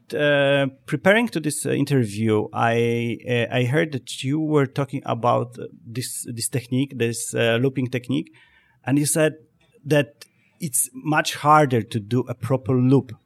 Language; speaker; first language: English; non-native, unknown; Polish